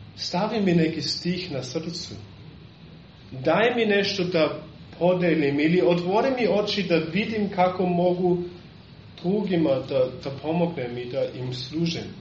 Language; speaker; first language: Serbian; non-native, fluent; German